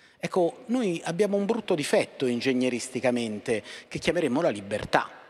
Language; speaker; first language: Italian; native; Italian